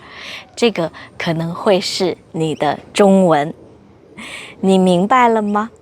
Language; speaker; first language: Chinese; non-native, fluent; English